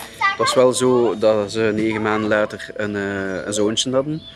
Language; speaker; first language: Dutch; native; Dutch